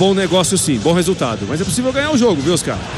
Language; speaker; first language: Portuguese; native; Portuguese